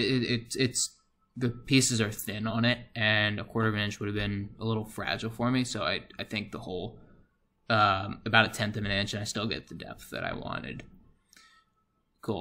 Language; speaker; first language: English; native; English